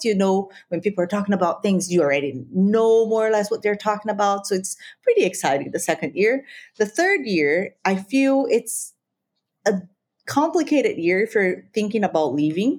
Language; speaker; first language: English; non-native, fluent; Spanish